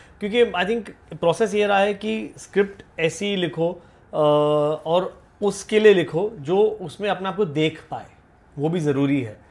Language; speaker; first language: Hindi; native; Hindi